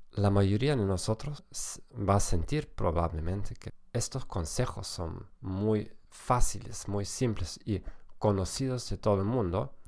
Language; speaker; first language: Spanish; non-native, fluent; German